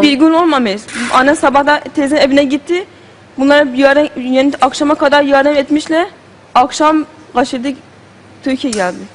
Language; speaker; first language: Turkish; non-native, learner; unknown